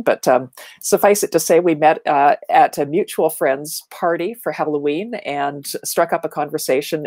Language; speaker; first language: English; native; English